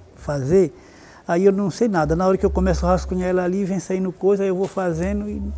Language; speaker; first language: Portuguese; native; Portuguese